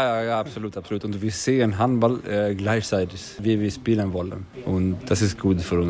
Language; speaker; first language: German; non-native, learner; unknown